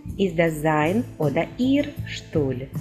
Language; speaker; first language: German; non-native, fluent; Ukrainian